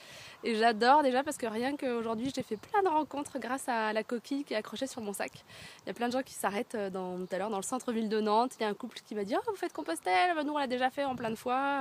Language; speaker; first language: French; native; French